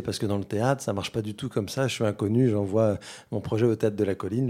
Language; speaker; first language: French; native; French